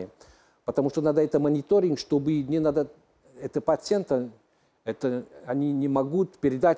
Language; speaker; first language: Russian; non-native, learner; French